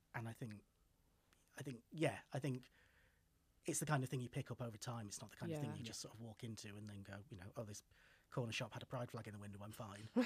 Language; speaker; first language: English; native; English